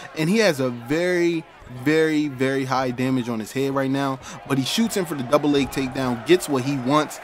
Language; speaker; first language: English; native; English